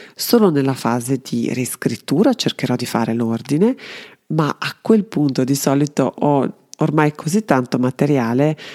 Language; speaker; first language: Italian; non-native, fluent; Serbian